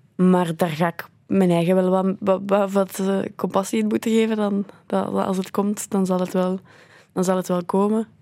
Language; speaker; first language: Dutch; native; Dutch